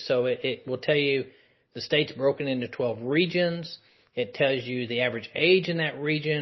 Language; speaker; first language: English; native; English